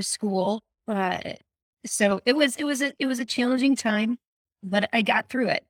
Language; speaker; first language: English; native; English